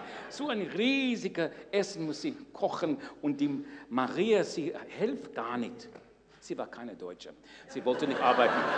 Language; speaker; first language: German; non-native, learner; English